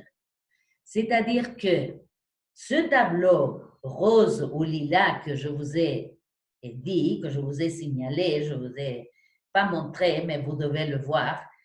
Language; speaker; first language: French; non-native, fluent; Spanish